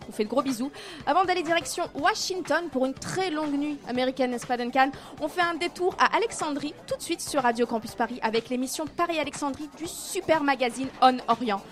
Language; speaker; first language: French; native; French